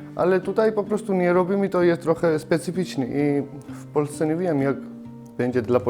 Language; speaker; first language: Polish; non-native, fluent; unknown